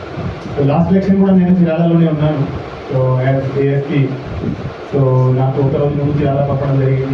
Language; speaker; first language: Telugu; native; Telugu